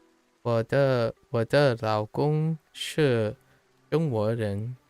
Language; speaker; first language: Chinese; non-native, learner; English